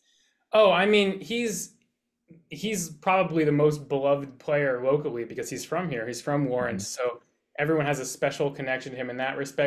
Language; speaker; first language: English; native; English